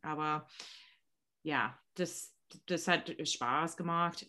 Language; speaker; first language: German; non-native, learner; English